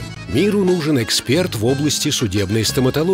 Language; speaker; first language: Russian; native; Russian